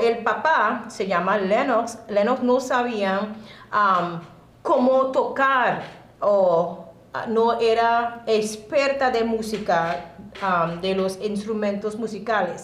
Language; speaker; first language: Spanish; non-native, learner; English